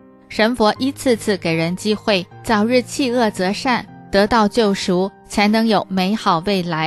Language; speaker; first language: Chinese; native; Chinese